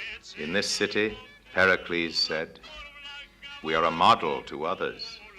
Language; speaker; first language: English; native; English